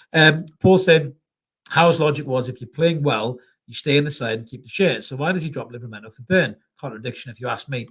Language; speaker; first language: English; native; English